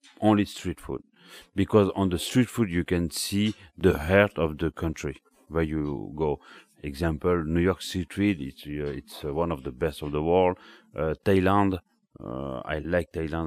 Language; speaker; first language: English; non-native, learner; French